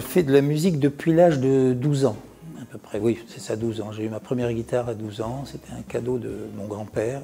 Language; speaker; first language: French; native; French